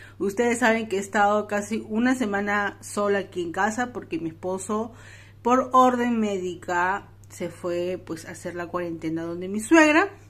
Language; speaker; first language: Spanish; native; Spanish